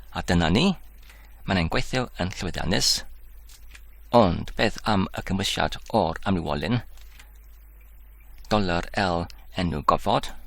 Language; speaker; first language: Welsh; non-native, local second language; English